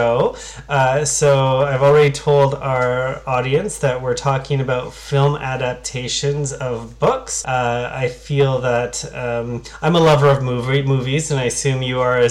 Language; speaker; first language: English; native; English